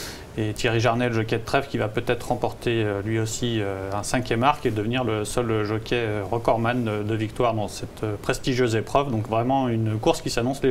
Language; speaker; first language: French; native; French